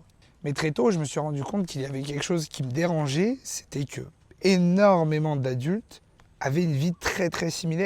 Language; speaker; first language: French; native; French